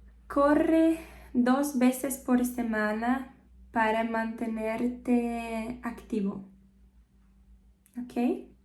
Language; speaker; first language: Spanish; non-native, fluent; Portuguese